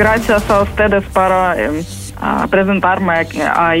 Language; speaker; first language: Spanish; non-native, learner; Ukrainian